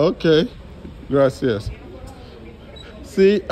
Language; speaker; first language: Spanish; non-native, learner; English